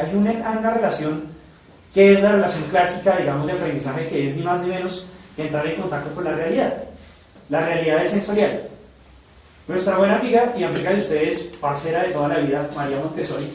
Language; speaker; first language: Spanish; native; Spanish